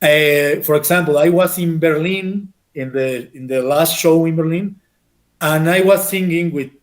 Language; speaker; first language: English; non-native, fluent; Spanish